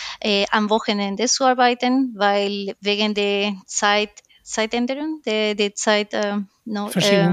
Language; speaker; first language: German; non-native, learner; Spanish